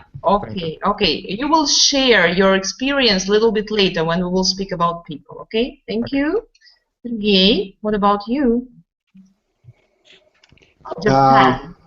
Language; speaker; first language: English; non-native, fluent; Russian